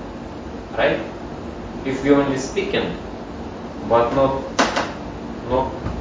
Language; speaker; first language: English; non-native, learner; Russian